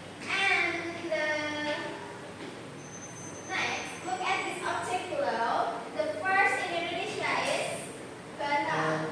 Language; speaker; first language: English; non-native, learner; Indonesian